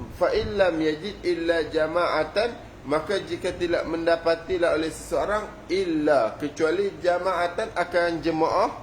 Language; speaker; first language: Malay; native; Malay